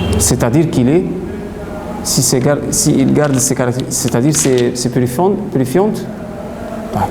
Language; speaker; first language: French; non-native, fluent; Arabic